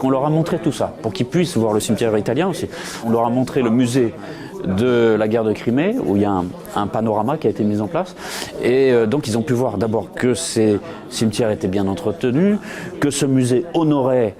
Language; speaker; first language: French; non-native, fluent; Russian